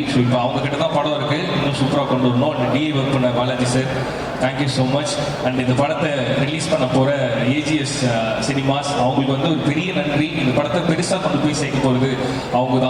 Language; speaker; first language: Tamil; native; Tamil